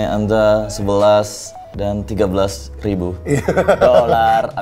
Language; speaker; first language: Indonesian; native; Indonesian